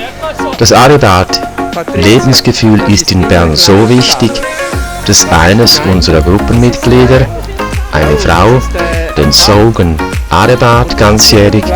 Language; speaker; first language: German; native; German